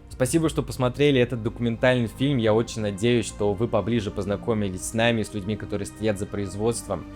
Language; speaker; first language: Russian; native; Russian